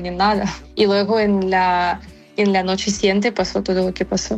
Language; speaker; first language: Spanish; non-native, fluent; Ukrainian